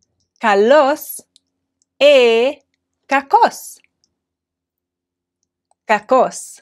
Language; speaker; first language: Greek; non-native, fluent; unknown